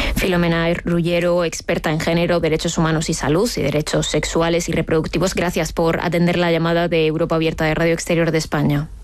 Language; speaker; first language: Spanish; native; Spanish